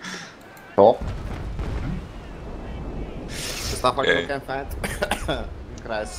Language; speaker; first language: German; native; German